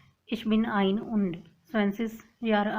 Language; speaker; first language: German; non-native, learner; Hindi